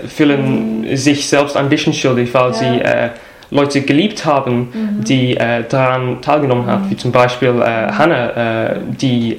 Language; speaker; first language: German; non-native, fluent; English